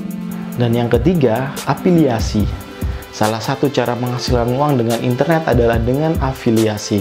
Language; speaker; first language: Indonesian; native; Indonesian